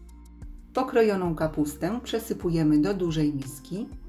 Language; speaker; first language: Polish; native; Polish